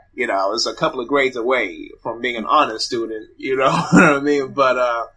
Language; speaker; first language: English; early bilingual, other home language; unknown